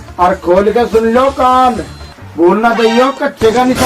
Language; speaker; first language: Hindi; native; Hindi